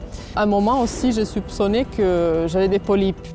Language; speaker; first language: French; non-native, fluent; Finnish